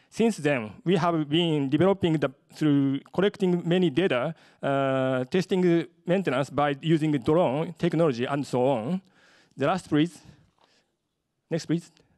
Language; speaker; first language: English; non-native, fluent; Japanese